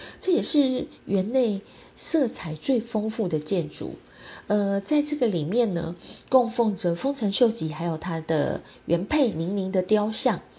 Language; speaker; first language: Chinese; native; Chinese